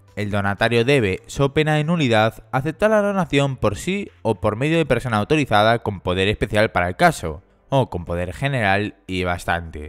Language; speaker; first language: Spanish; native; Spanish